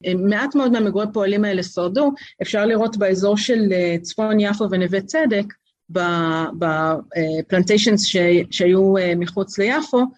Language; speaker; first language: Hebrew; native; Hebrew